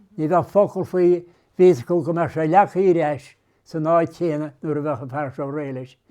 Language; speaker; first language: Irish; native; Irish